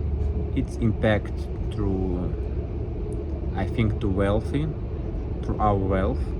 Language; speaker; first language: English; non-native, learner; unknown